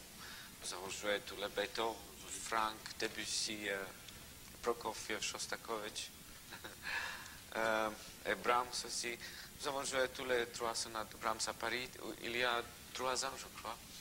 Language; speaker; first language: French; non-native, learner; Russian